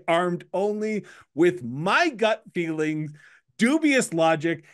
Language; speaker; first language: English; native; English